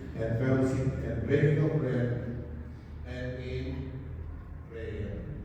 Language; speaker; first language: English; non-native, local second language; Filipino